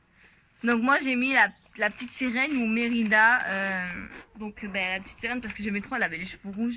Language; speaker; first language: French; native; French